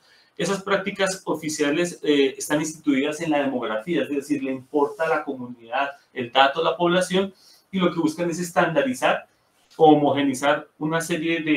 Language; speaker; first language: Spanish; native; Spanish